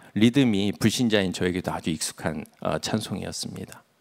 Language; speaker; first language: Korean; native; Korean